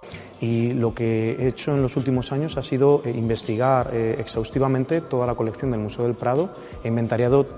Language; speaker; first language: Spanish; native; Spanish